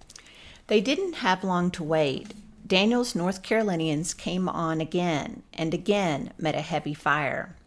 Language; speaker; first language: English; native; English